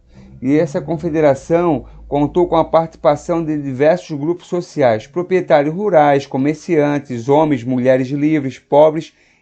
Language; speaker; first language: Portuguese; native; Portuguese